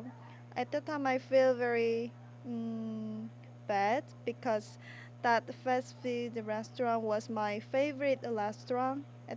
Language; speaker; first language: English; non-native, learner; Korean